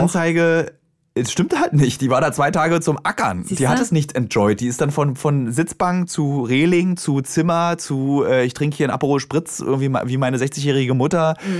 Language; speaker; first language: German; native; German